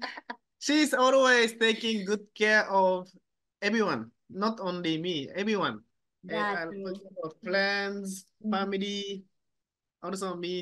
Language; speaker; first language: English; non-native, learner; Japanese